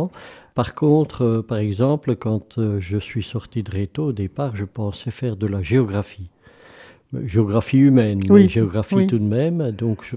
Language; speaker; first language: French; native; French